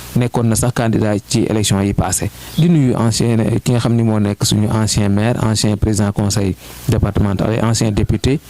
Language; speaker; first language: Wolof; native; Wolof